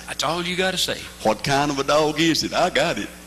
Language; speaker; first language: English; native; English